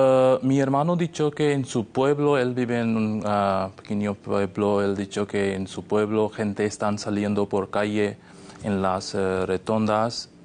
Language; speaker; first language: Spanish; non-native, fluent; Urdu